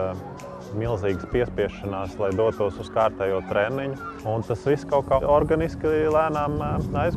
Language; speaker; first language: Latvian; native; Latvian